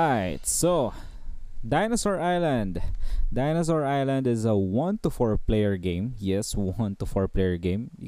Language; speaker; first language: English; non-native, local second language; Filipino